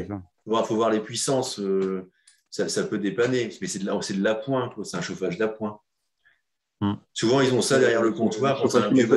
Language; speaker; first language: French; native; French